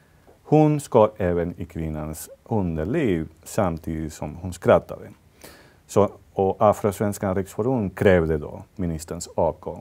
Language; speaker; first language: Swedish; non-native, fluent; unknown